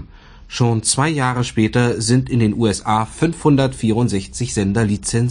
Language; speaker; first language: German; native; German